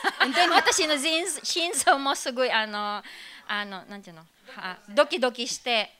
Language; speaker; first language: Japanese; non-native, fluent; Filipino